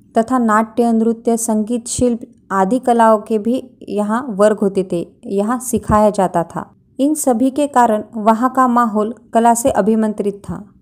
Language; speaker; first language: Hindi; non-native, local second language; Marathi